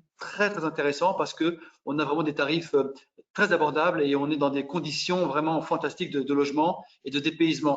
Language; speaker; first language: French; native; French